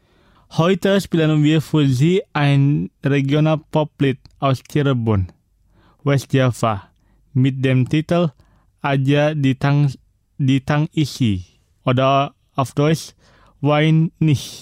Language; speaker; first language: German; non-native, fluent; Indonesian